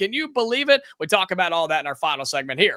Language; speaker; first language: English; native; English